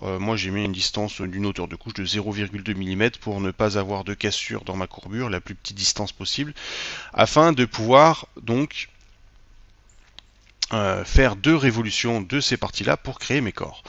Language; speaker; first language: French; native; French